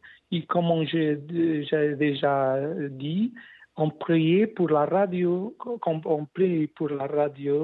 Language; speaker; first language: French; non-native, learner; Portuguese